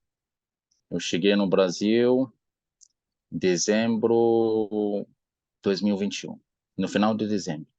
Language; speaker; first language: Portuguese; non-native, learner; Arabic